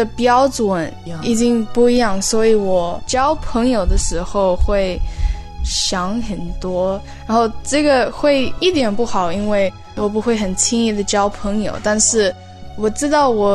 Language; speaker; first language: Chinese; early bilingual, heritage; Chinese